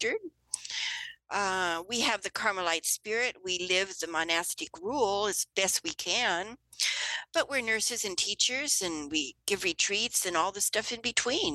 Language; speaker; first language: English; native; English